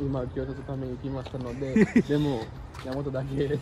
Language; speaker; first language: Japanese; non-native, learner; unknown